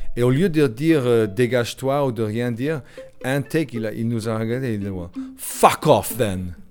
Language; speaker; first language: French; non-native, fluent; English